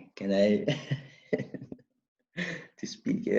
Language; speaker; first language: English; non-native, learner; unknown